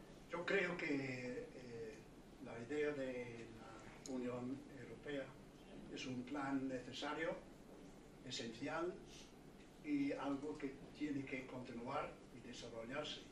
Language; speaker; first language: Spanish; non-native, fluent; English